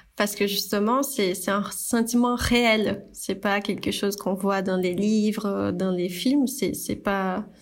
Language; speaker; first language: French; non-native, fluent; Portuguese